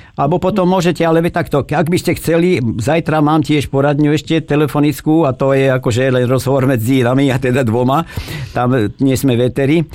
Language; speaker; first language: Slovak; native; Slovak